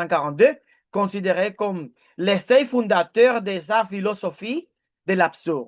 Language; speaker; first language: French; non-native, learner; Spanish